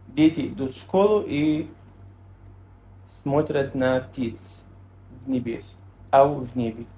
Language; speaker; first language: Russian; non-native, fluent; Arabic